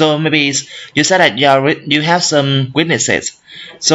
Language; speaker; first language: English; non-native, learner; Vietnamese